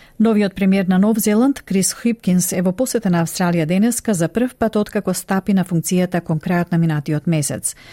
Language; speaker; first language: Macedonian; native; Macedonian